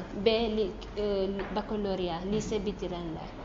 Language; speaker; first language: Turkish; non-native, learner; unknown